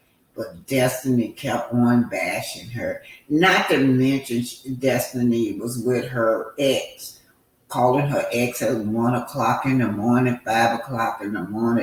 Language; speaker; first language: English; native; English